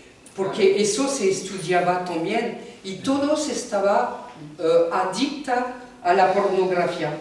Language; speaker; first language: Spanish; non-native, fluent; French